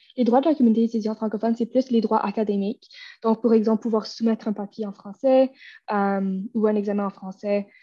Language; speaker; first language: French; native; French